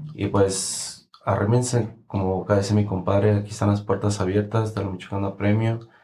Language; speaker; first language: Spanish; native; Spanish